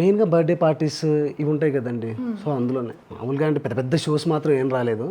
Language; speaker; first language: Telugu; native; Telugu